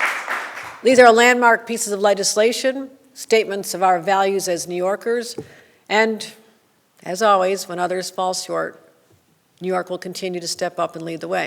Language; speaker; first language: English; native; English